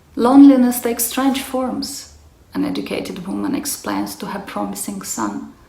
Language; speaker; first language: English; non-native, fluent; Romanian